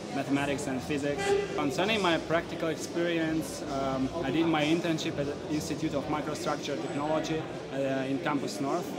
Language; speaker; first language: English; non-native, fluent; Ukrainian